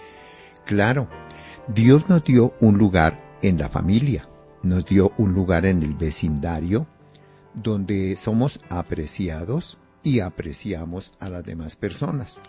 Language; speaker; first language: Spanish; native; Spanish